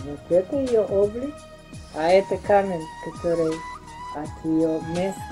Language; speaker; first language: Russian; non-native, learner; Bulgarian